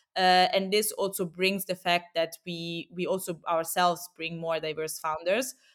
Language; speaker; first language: English; non-native, fluent; Italian